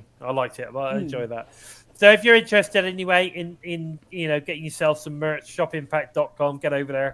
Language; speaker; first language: English; native; English